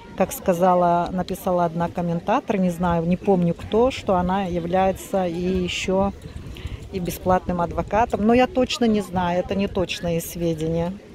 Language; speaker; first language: Russian; native; Russian